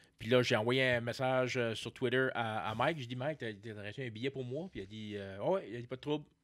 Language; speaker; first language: French; native; French